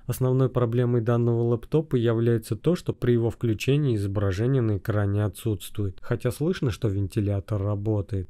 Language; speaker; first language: Russian; native; Russian